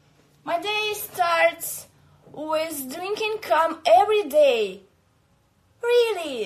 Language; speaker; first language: English; non-native, learner; Russian